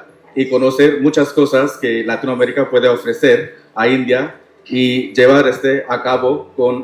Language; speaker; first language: Spanish; non-native, learner; Tamil